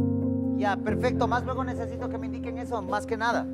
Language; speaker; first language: Spanish; native; Spanish